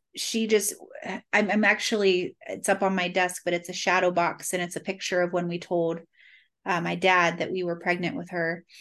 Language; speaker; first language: English; native; English